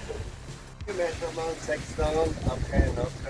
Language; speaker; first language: French; non-native, learner; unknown